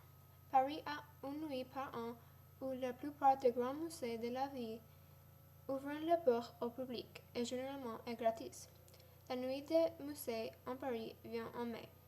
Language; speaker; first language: French; non-native, learner; English